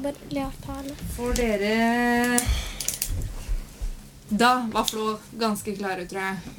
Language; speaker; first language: Norwegian; native; Norwegian